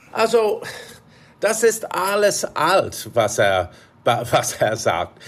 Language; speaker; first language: German; non-native, fluent; English